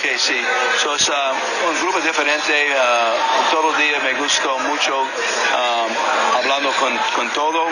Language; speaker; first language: Spanish; non-native, learner; English